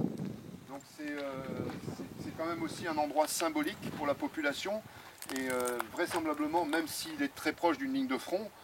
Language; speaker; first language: French; native; French